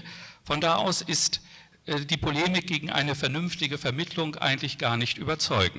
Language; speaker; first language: German; native; German